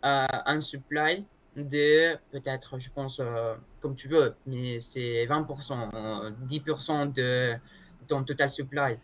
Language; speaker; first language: French; non-native, learner; Spanish